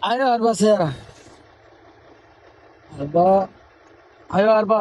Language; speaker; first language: Arabic; non-native, learner; Bangla